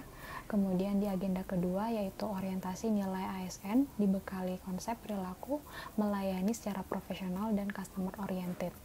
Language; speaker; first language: Indonesian; native; Indonesian